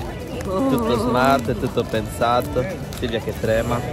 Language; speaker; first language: Italian; non-native, fluent; Spanish